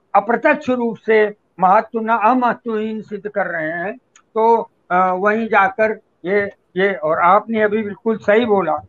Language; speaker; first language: Hindi; native; Hindi